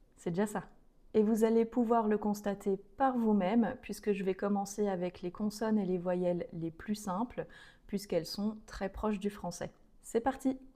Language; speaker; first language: French; native; French